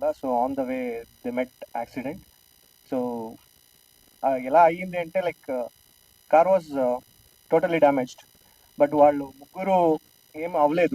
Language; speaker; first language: Telugu; native; Telugu